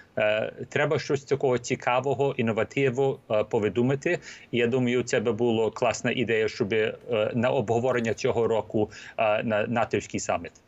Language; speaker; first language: Ukrainian; early bilingual, heritage; Ukrainian